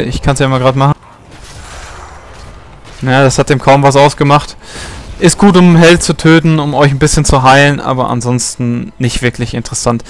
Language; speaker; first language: German; native; German